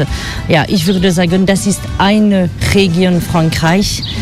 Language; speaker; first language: German; non-native, fluent; French